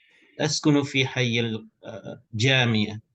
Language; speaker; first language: Arabic; non-native, learner; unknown